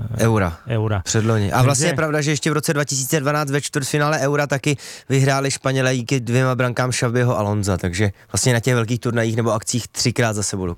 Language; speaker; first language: Czech; native; Czech